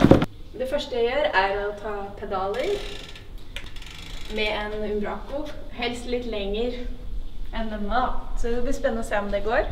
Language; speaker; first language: Norwegian; native; Norwegian